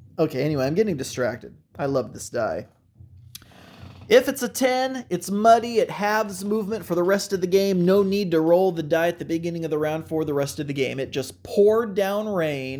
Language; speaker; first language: English; native; English